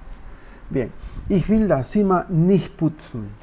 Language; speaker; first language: German; non-native, learner; Spanish